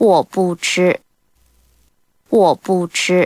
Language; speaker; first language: Chinese; non-native, learner; Korean